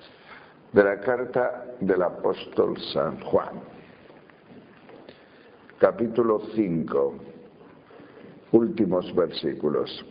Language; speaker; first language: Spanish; native; Spanish